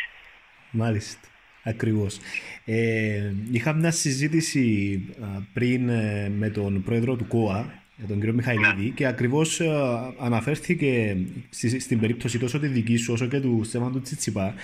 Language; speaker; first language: Greek; native; Greek